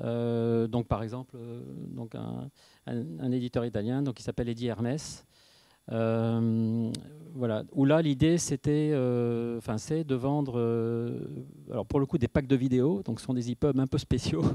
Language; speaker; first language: French; native; French